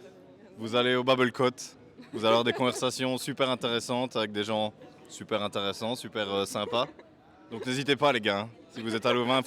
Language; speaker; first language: French; native; French